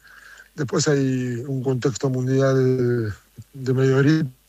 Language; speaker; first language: Spanish; native; Spanish